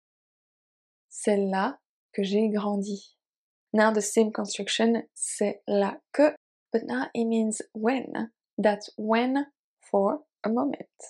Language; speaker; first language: French; native; French